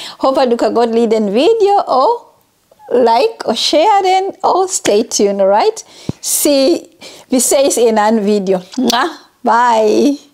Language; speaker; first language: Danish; non-native, fluent; Ganda